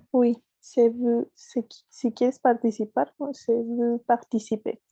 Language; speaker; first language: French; non-native, learner; Spanish